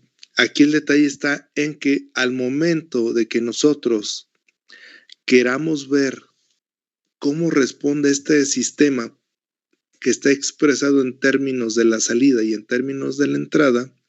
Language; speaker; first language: Spanish; native; Spanish